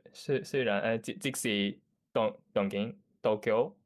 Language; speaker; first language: Chinese; non-native, learner; Japanese